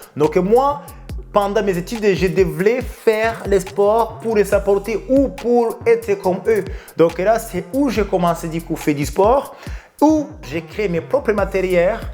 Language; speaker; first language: French; non-native, local second language; Kinyarwanda